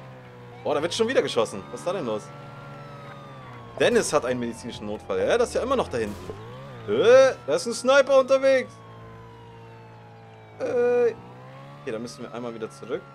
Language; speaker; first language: German; native; German